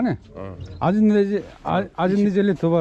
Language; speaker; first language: Korean; native; Korean